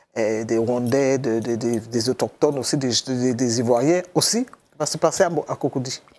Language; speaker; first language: French; native; French